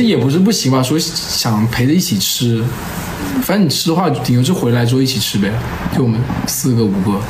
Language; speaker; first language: Chinese; native; Chinese